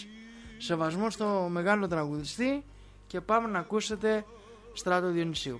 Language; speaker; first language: Greek; native; Greek